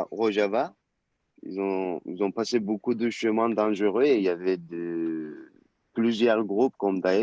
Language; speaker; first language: French; non-native, learner; Turkish